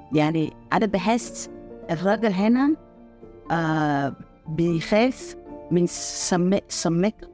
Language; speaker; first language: Arabic; non-native, fluent; Italian